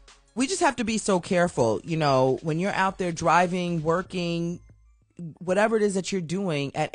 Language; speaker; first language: English; native; English